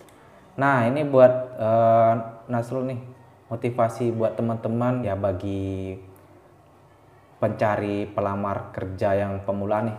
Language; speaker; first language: Indonesian; native; Indonesian